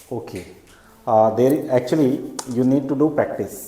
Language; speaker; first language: English; non-native, local second language; Hindi